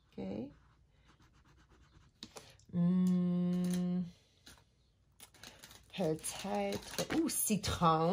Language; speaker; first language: French; non-native, learner; English